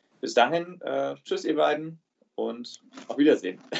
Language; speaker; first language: German; native; German